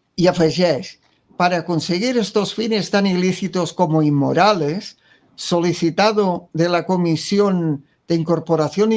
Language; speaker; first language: Spanish; non-native, local second language; Catalan